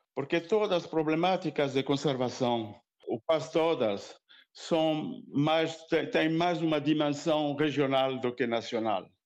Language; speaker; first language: Portuguese; non-native, fluent; French